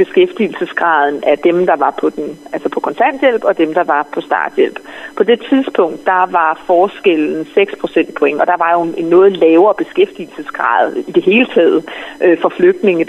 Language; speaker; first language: Danish; native; Danish